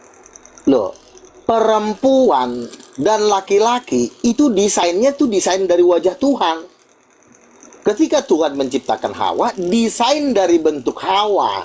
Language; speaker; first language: Malay; native; Malay